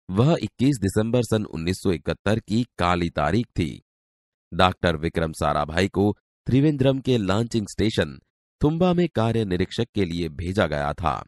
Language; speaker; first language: Hindi; non-native, local second language; Gujarati